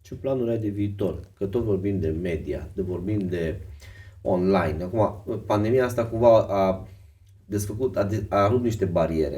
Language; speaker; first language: Romanian; native; Romanian